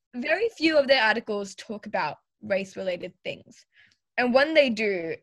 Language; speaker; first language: English; native; English